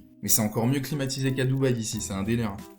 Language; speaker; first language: French; native; French